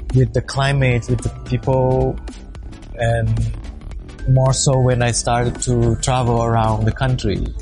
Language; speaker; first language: English; non-native, fluent; Thai